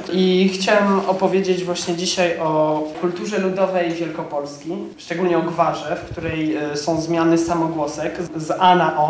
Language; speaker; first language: Polish; early bilingual, heritage; Polish